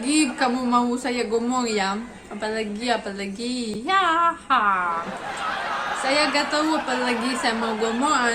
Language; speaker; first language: Indonesian; non-native, learner; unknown